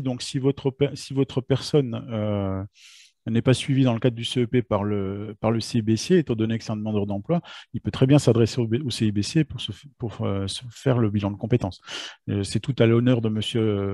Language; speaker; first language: French; native; French